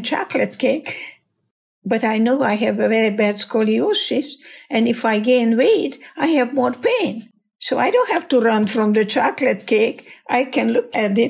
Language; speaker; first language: English; non-native, fluent; Hungarian